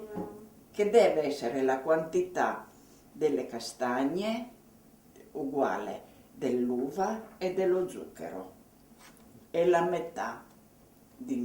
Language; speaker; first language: Italian; non-native, local second language; Slovenian